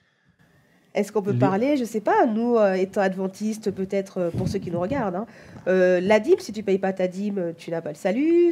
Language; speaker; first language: French; native; French